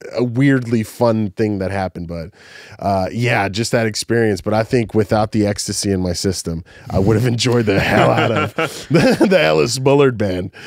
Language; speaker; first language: English; native; English